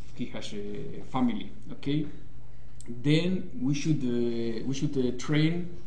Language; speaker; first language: English; non-native, learner; Basque